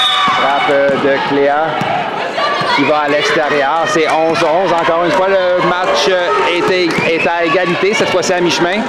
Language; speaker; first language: French; native; French